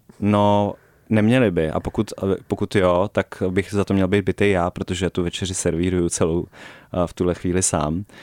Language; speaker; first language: Czech; native; Czech